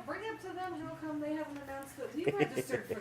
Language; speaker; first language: English; native; English